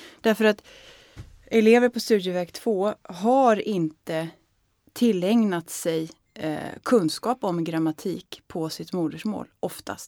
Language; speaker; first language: Swedish; native; Swedish